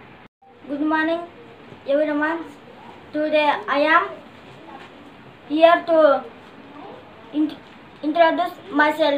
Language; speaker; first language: English; non-native, learner; Telugu